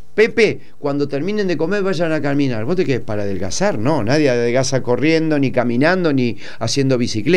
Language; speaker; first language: Spanish; native; Spanish